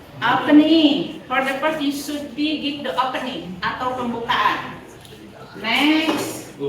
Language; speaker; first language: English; non-native, fluent; Indonesian